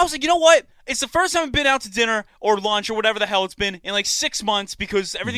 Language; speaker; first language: English; native; English